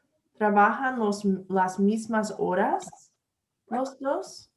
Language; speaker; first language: Spanish; non-native, learner; English